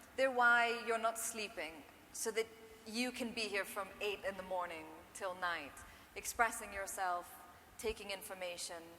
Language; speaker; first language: English; non-native, local second language; Urdu